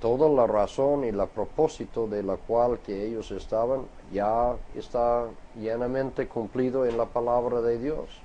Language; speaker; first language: Spanish; non-native, fluent; English